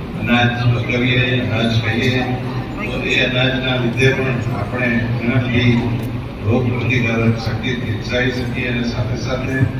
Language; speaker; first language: Gujarati; native; Gujarati